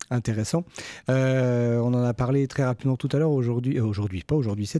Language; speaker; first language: French; native; French